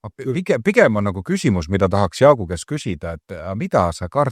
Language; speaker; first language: Estonian; native; Estonian